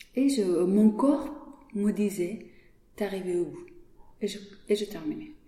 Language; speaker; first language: French; non-native, learner; Persian